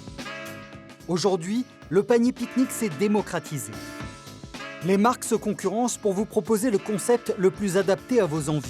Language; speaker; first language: French; native; French